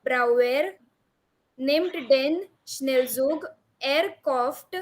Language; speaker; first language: German; non-native, learner; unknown